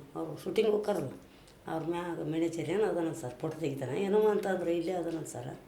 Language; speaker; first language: Kannada; native; Kannada